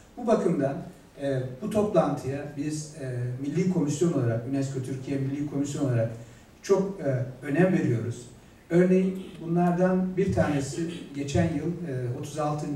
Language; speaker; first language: Turkish; native; Turkish